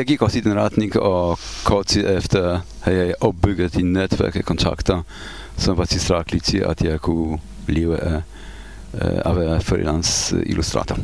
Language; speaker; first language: Danish; non-native, fluent; Polish